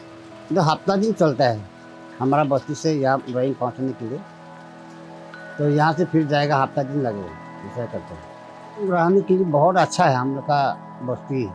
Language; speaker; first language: Hindi; non-native, local second language; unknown